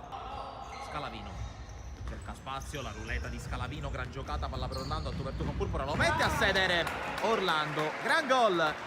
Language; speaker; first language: Italian; native; Italian